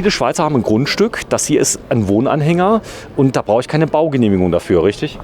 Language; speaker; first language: German; native; German